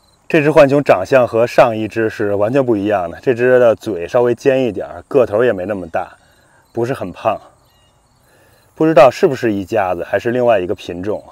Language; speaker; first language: Chinese; native; Chinese